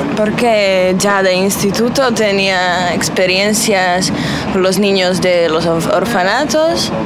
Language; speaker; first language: Spanish; non-native, fluent; Slovak